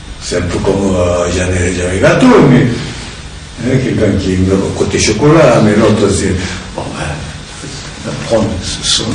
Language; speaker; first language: French; non-native, learner; Japanese